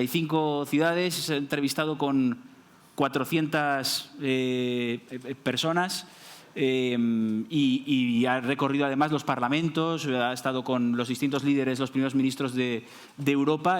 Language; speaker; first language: Spanish; native; Spanish